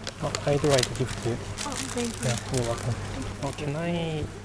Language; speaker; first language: English; non-native, learner; Korean